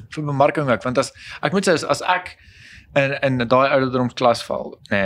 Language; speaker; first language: English; non-native, local second language; Afrikaans